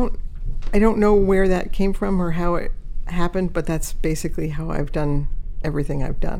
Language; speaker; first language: English; native; English